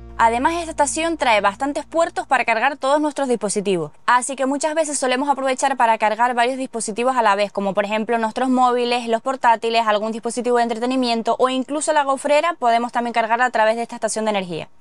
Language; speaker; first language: Spanish; native; Spanish